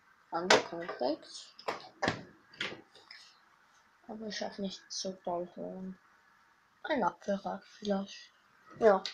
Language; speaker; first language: German; early bilingual, other home language; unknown